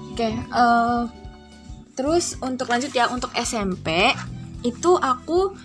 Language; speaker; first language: Indonesian; early bilingual, heritage; Malay